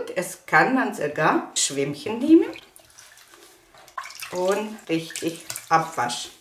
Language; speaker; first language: German; non-native, learner; Russian